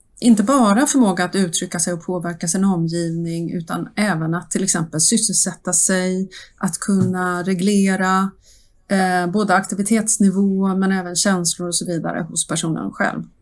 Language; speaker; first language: Swedish; native; Swedish